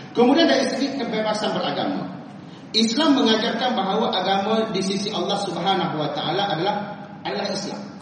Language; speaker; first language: Malay; native; Malay